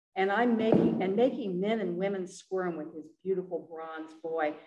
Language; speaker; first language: English; native; English